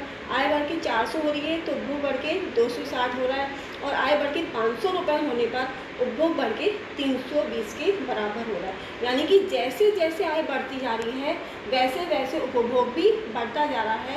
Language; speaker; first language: Hindi; native; Hindi